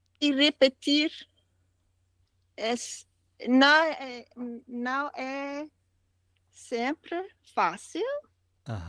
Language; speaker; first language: Portuguese; non-native, learner; Dutch